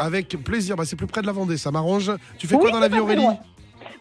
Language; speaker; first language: French; native; French